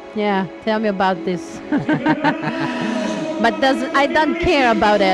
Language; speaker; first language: English; non-native, fluent; Italian